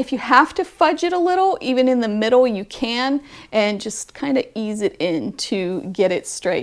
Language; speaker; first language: English; native; English